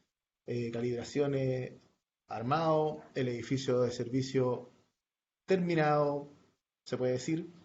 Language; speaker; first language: Spanish; native; Spanish